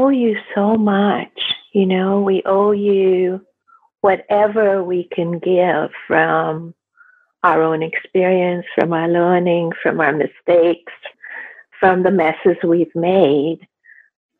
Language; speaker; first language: English; non-native, local second language; Gujarati